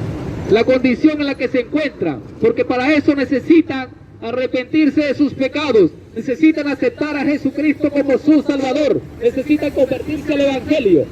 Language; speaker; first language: Spanish; native; Spanish